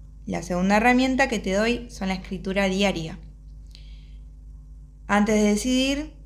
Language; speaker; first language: Spanish; native; Spanish